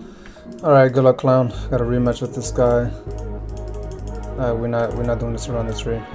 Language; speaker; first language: English; native; English